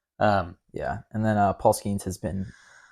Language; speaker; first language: English; native; English